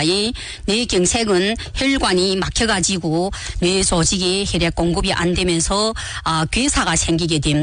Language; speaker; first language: Korean; native; Korean